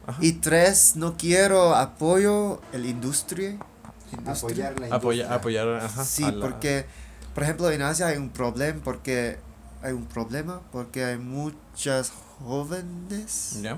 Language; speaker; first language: Spanish; non-native, learner; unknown